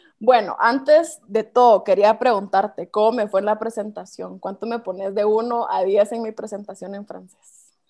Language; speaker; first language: Spanish; native; Spanish